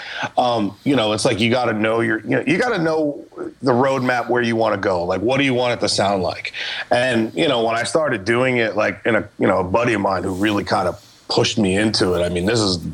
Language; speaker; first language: English; native; English